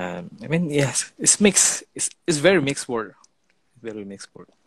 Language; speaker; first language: English; non-native, fluent; Indonesian